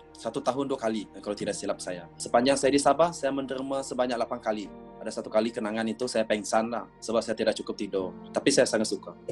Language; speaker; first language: Malay; non-native, local second language; Iban